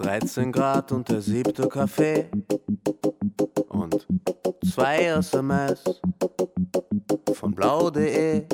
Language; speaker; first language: German; native; German